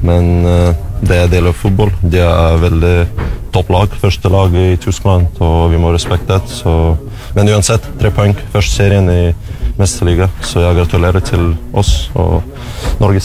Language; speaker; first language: Norwegian; non-native, learner; Russian